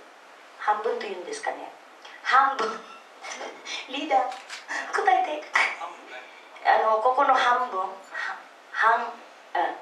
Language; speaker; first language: Japanese; non-native, fluent; Filipino